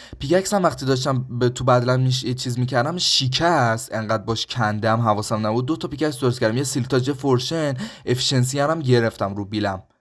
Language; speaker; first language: Persian; early bilingual, heritage; Persian